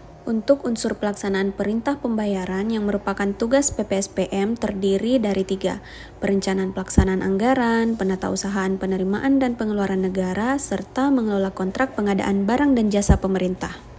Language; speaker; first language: Indonesian; native; Indonesian